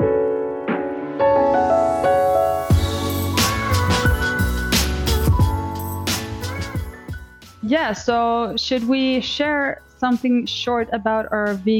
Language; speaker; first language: English; non-native, fluent; Swedish